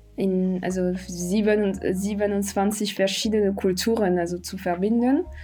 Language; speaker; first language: German; non-native, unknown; French